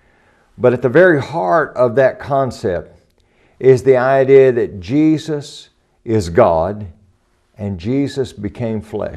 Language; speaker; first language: English; native; English